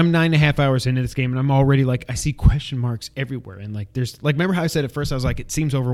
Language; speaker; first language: English; native; English